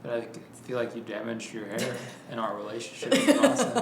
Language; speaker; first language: English; native; English